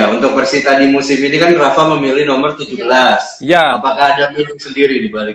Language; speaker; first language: Indonesian; native; Indonesian